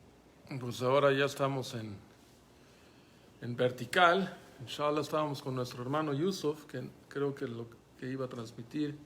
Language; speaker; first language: Spanish; native; Spanish